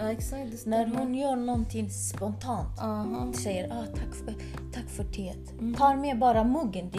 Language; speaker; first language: Swedish; early bilingual, other home language; Kurdish